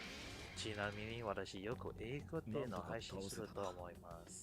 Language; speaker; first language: Japanese; non-native, fluent; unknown